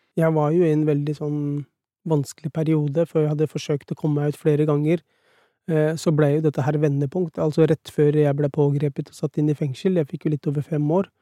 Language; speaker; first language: Norwegian; early bilingual, other home language; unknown